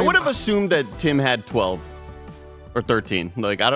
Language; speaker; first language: English; native; English